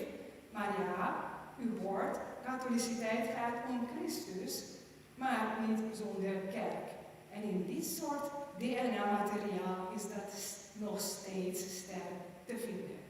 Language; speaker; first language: Dutch; non-native, fluent; German